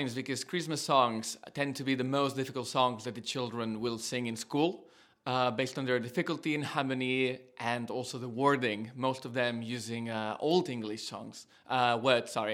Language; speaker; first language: English; non-native, fluent; Spanish